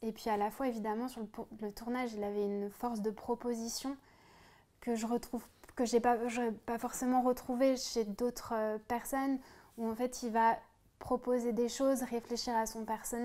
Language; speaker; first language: French; native; French